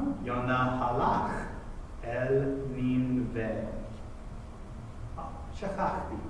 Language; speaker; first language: Hebrew; non-native, fluent; English